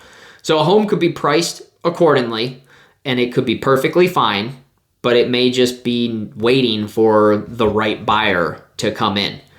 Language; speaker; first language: English; native; English